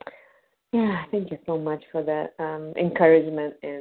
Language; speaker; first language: English; non-native, fluent; Japanese